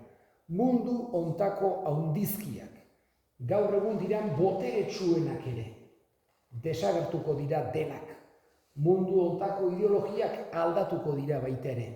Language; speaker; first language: Basque; native; Basque